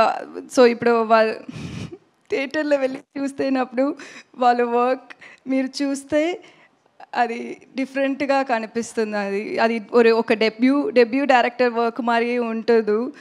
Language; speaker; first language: Telugu; non-native, learner; Tamil